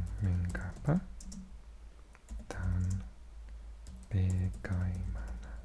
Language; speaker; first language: Indonesian; non-native, learner; English